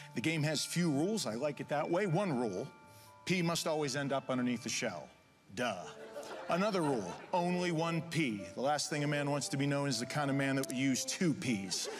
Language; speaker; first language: English; native; English